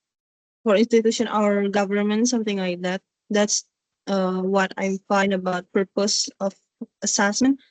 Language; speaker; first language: English; non-native, learner; Indonesian